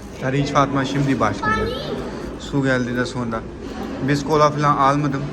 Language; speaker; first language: Turkish; non-native, learner; Urdu